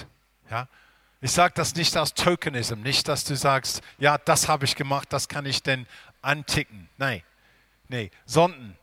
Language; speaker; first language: German; non-native, fluent; English